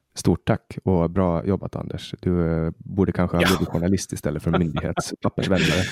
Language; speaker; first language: Swedish; native; Swedish